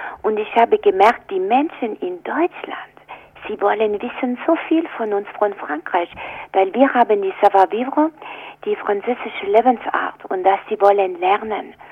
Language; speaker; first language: German; non-native, fluent; French